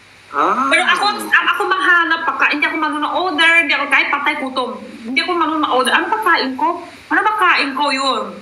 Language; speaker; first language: Filipino; non-native, local second language; Cebuano